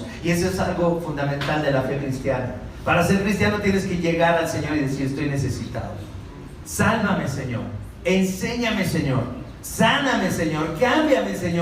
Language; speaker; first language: Spanish; native; Spanish